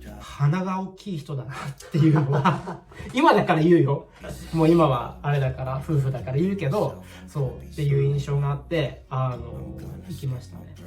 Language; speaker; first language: Japanese; native; Japanese